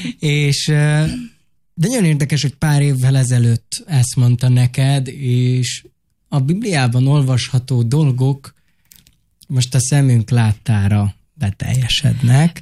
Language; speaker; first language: Hungarian; native; Hungarian